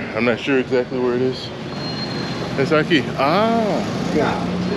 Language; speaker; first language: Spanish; non-native, learner; English